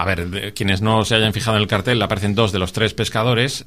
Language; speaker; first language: Spanish; native; Spanish